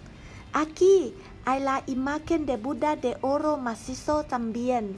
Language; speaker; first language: Spanish; non-native, learner; Thai